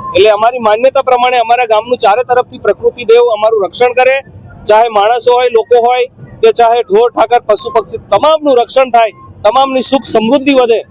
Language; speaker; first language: Gujarati; non-native, local second language; Rathawi